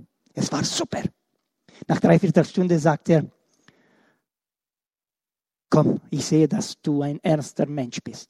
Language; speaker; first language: German; non-native, fluent; Romanian